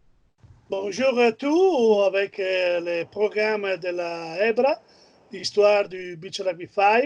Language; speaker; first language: French; non-native, learner; Italian